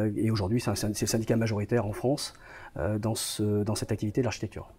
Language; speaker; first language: French; native; French